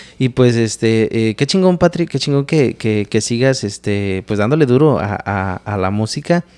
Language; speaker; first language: Spanish; native; Spanish